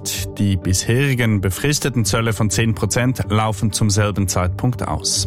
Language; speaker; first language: German; native; German